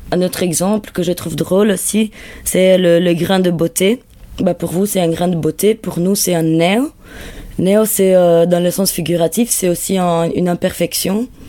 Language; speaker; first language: French; non-native, fluent; Italian